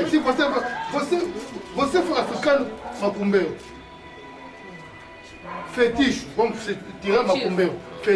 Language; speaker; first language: Portuguese; non-native, learner; Lingala